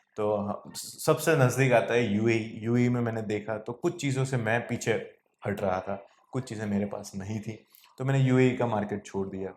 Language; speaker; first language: Hindi; non-native, local second language; Gujarati